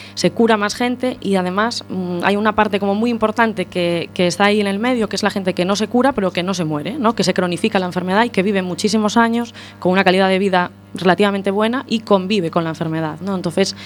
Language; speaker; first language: Spanish; native; Spanish